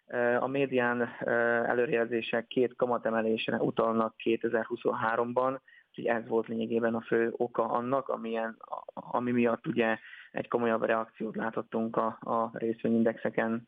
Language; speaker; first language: Hungarian; native; Hungarian